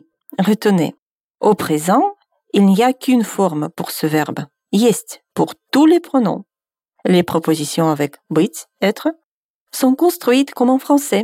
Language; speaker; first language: French; non-native, fluent; Russian